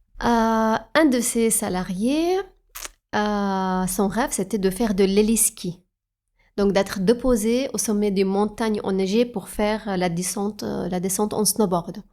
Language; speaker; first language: French; non-native, fluent; Arabic